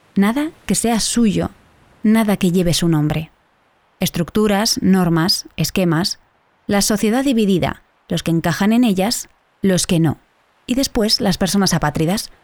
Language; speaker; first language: Spanish; native; Spanish